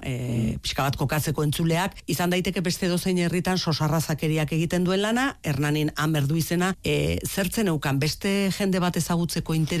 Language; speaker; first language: Basque; native; Basque